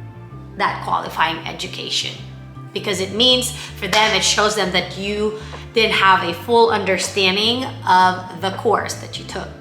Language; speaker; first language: English; non-native, local second language; Filipino